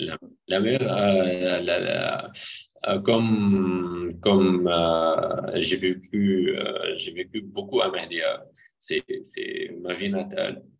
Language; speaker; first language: French; non-native, fluent; Arabic